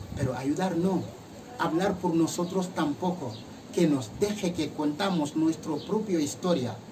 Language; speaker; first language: Spanish; non-native, fluent; Wolof